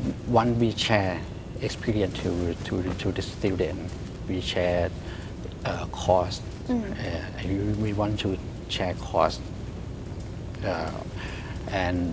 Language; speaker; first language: English; non-native, learner; Thai